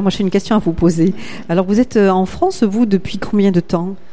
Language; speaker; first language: French; native; French